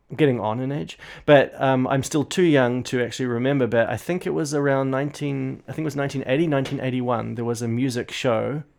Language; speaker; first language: English; native; English